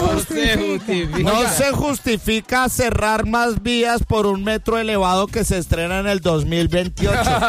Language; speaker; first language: Spanish; native; Spanish